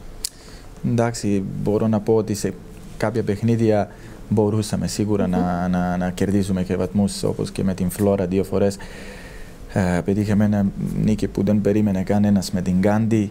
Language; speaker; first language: Greek; non-native, fluent; Serbian